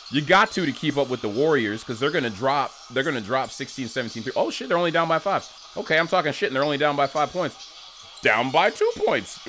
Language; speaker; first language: English; native; English